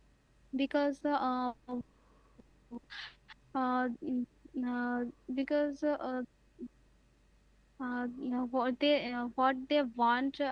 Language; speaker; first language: English; non-native, learner; Bangla